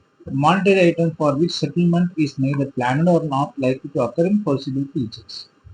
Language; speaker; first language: English; non-native, local second language; Tamil